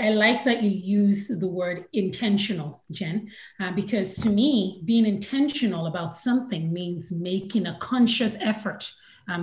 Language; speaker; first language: English; non-native, local second language; Yoruba